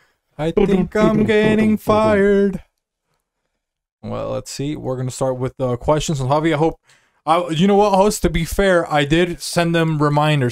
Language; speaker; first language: English; native; English